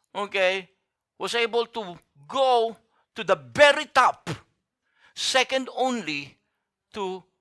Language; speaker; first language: English; non-native, local second language; Filipino